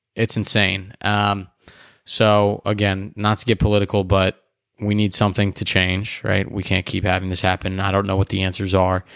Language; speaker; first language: English; native; English